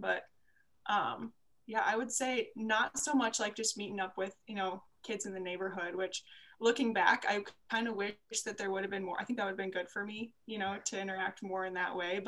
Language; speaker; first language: English; native; English